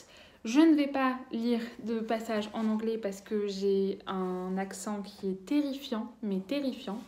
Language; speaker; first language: French; native; French